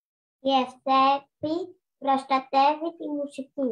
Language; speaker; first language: Greek; non-native, learner; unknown